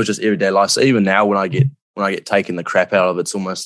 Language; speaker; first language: English; native; English